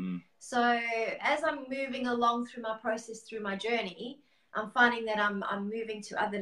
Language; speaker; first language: English; native; English